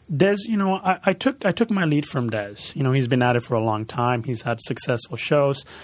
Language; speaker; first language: English; early bilingual, other home language; Spanish